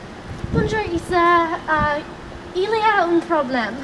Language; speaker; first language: French; non-native, learner; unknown